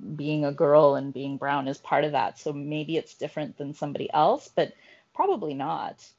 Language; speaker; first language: English; native; English